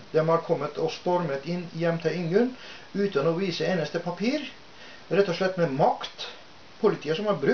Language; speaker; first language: Norwegian; non-native, fluent; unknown